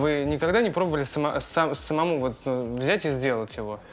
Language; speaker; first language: Russian; native; Russian